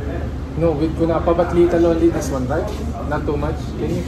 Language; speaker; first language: English; non-native, local second language; Filipino